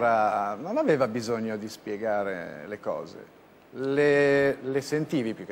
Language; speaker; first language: Italian; native; Italian